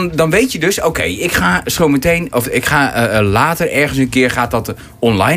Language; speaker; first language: Dutch; native; Dutch